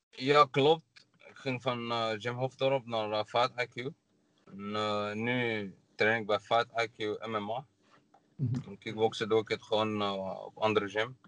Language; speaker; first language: Dutch; non-native, learner; Arabic